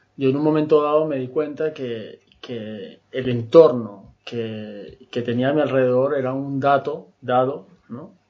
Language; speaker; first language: Spanish; native; Spanish